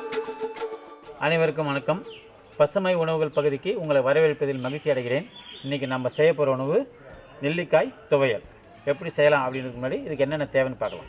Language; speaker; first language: Tamil; native; Tamil